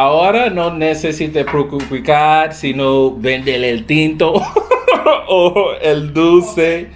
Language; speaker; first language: Spanish; non-native, learner; English